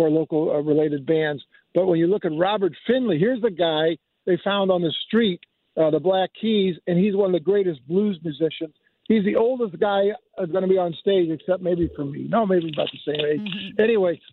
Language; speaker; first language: English; native; English